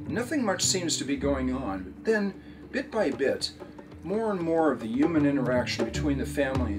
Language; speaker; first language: English; native; English